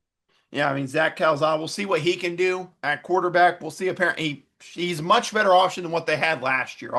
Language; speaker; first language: English; native; English